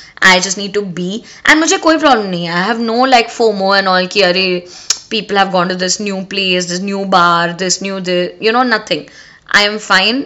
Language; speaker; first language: English; non-native, local second language; Hindi